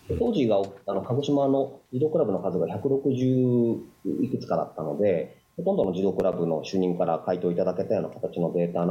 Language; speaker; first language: Japanese; native; Japanese